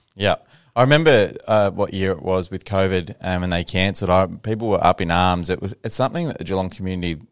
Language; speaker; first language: English; native; English